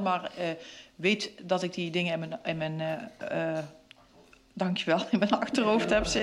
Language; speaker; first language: Dutch; native; Dutch